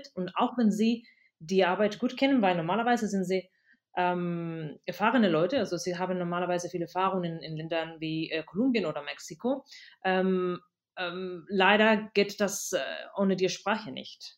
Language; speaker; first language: German; non-native, fluent; Spanish